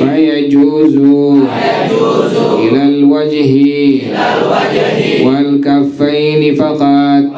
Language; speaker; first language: Arabic; non-native, fluent; Indonesian